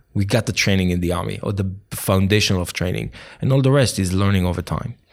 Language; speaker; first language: English; non-native, fluent; Hebrew